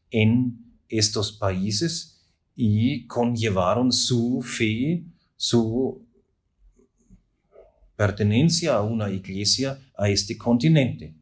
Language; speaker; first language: Spanish; non-native, fluent; German